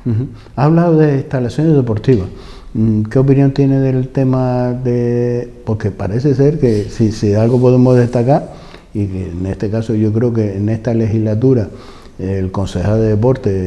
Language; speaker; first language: Spanish; native; Spanish